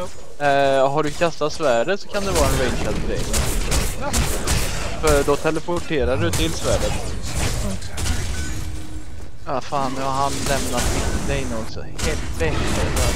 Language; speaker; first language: Swedish; native; Swedish